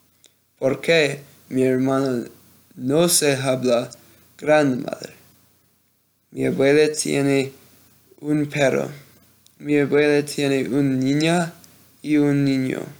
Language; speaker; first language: Spanish; non-native, learner; English